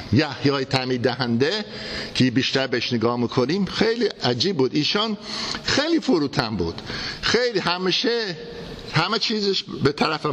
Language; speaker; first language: Persian; non-native, fluent; English